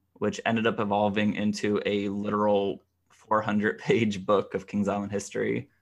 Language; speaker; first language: English; native; English